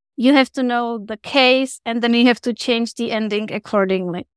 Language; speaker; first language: English; non-native, fluent; Czech